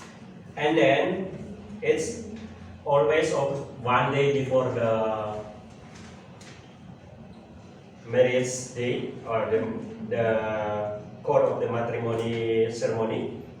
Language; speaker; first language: English; non-native, learner; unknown